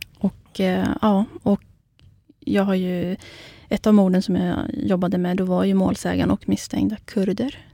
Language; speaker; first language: Swedish; early bilingual, other home language; Kurdish